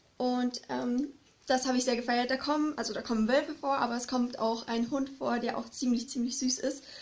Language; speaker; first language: German; native; German